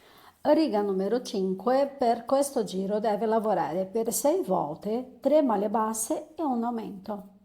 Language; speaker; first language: Italian; non-native, fluent; Portuguese